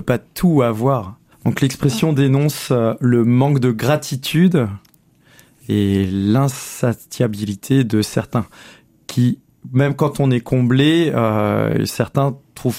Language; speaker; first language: French; native; French